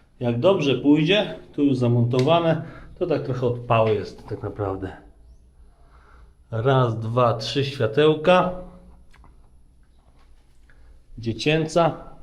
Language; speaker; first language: Polish; native; Polish